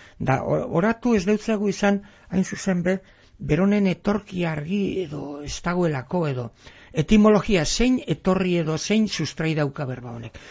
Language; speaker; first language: Basque; native; Basque